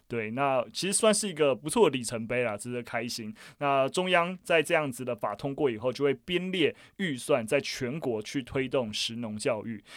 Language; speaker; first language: Chinese; native; Chinese